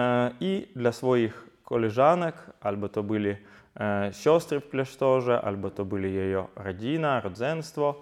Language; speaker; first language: Polish; non-native, fluent; Ukrainian